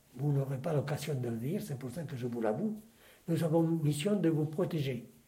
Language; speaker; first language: French; non-native, fluent; Spanish